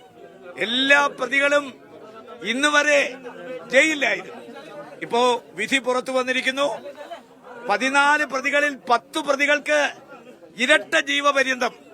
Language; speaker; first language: Malayalam; native; Malayalam